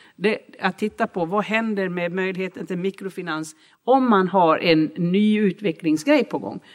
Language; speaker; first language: Swedish; native; Swedish